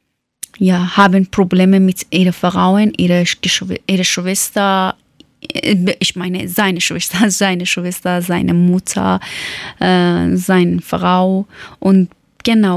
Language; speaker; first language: German; non-native, learner; Persian